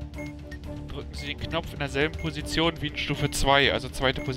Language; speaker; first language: German; native; German